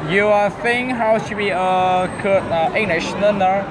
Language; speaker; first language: English; non-native, learner; Vietnamese